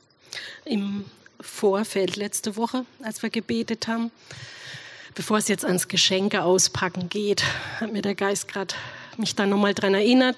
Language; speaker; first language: German; native; German